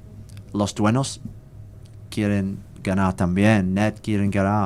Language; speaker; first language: Spanish; non-native, learner; English